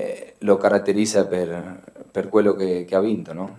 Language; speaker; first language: Italian; non-native, fluent; Spanish